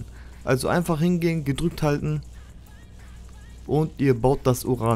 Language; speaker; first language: German; native; German